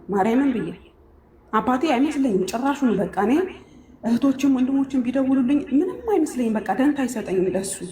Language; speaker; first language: Amharic; native; Amharic